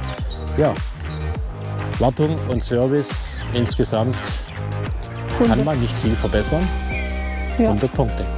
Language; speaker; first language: German; native; German